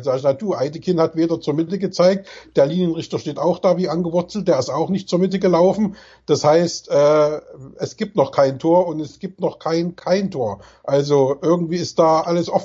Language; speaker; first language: German; native; German